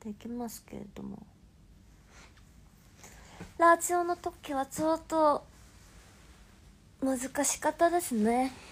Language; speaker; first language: Japanese; non-native, fluent; Korean